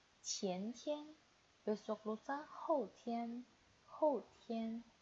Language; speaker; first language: Chinese; non-native, fluent; Indonesian